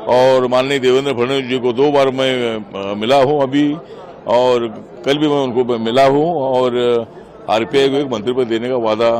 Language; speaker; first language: Hindi; non-native, local second language; Marathi